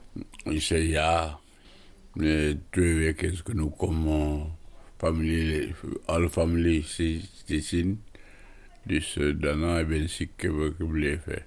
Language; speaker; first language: Dutch; non-native, learner; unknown